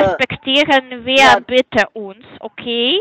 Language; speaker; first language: German; non-native, fluent; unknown